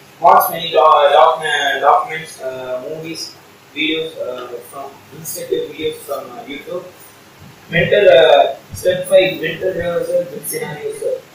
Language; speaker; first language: English; non-native, learner; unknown